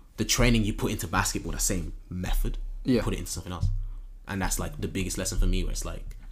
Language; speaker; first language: English; native; English